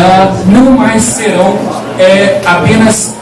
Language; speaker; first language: Portuguese; native; Portuguese